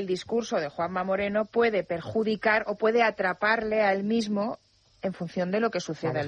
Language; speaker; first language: Spanish; native; Spanish